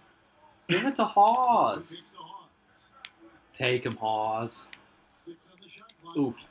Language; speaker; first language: English; native; English